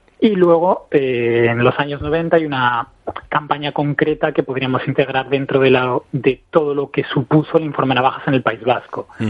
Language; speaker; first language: Spanish; native; Spanish